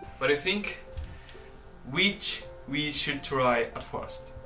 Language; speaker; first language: English; non-native, fluent; Japanese